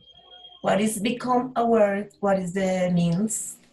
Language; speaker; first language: English; non-native, learner; Spanish